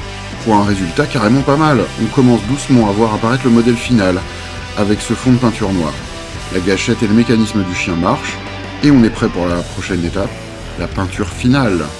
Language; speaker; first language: French; native; French